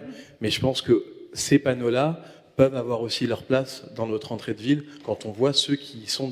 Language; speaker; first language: French; native; French